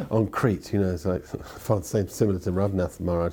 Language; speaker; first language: English; native; English